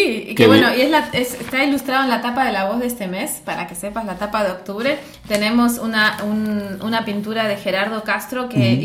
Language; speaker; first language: Spanish; native; Spanish